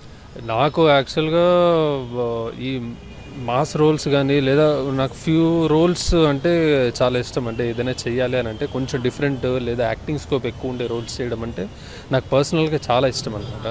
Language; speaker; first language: Telugu; native; Telugu